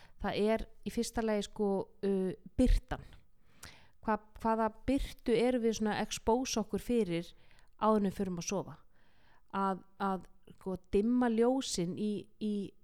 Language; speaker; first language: Icelandic; native; Icelandic